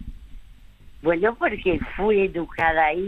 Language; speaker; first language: Spanish; early bilingual, other home language; French